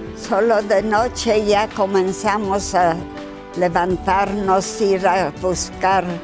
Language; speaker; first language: Spanish; non-native, fluent; Yiddish